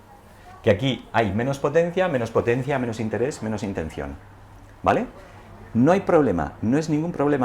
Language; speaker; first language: Spanish; native; Spanish